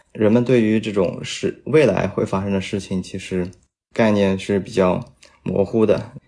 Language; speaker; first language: Chinese; native; Chinese